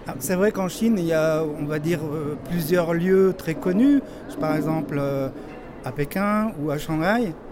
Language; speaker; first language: French; native; French